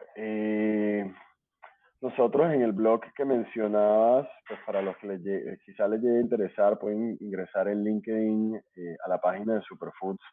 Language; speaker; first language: Spanish; native; Spanish